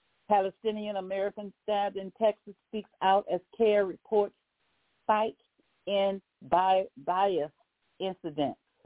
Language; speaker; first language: English; native; English